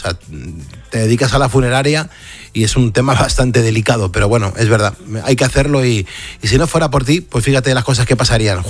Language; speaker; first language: Spanish; native; Spanish